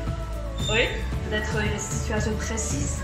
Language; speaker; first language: French; non-native, fluent; Chinese